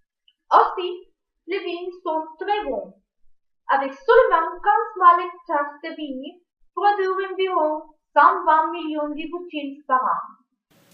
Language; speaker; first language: French; non-native, learner; Spanish